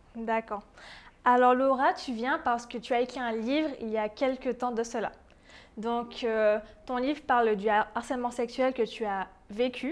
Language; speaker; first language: French; native; French